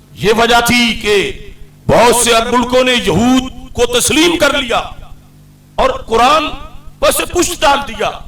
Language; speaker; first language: Urdu; non-native, local second language; Punjabi